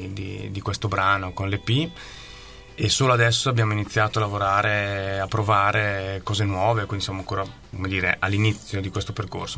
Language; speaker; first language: Italian; native; Italian